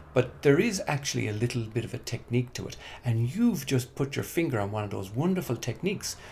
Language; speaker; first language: English; native; English